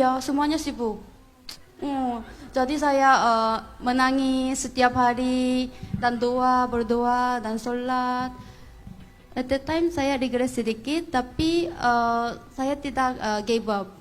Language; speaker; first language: Indonesian; non-native, fluent; Korean